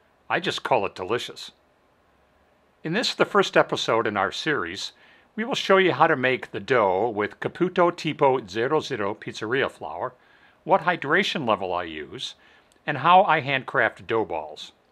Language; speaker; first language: English; native; English